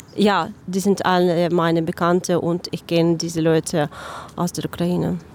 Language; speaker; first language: German; non-native, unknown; Ukrainian